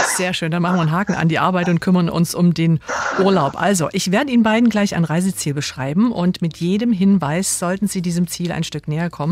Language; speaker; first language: German; native; German